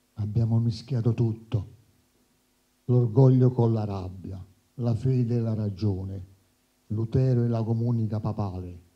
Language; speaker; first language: Italian; native; Italian